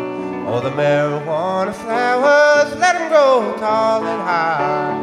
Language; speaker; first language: English; native; English